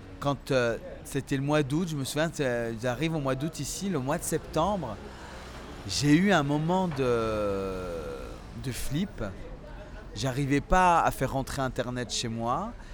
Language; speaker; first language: French; early bilingual, other home language; Central Atlas Tamazight